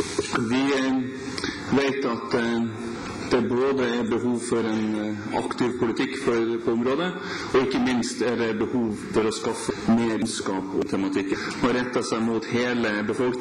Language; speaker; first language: Norwegian; native; Norwegian